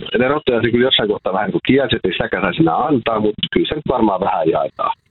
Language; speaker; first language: Finnish; native; Finnish